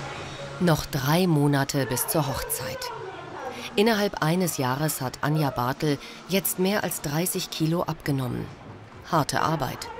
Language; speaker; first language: German; native; German